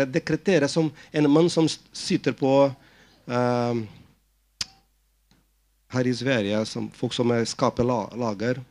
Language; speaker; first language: Swedish; non-native, fluent; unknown